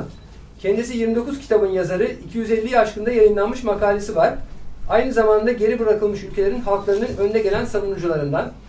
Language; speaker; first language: Turkish; native; Turkish